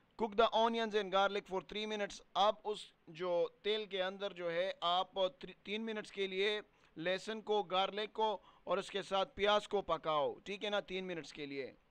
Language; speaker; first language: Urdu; non-native, local second language; Punjabi